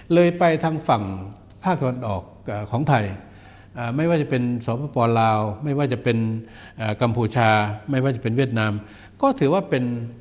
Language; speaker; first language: Thai; native; Thai